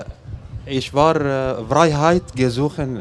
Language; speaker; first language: German; non-native, learner; Arabic